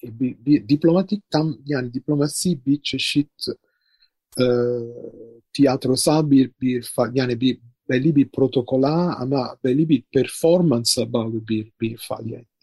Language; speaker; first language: Turkish; non-native, fluent; Italian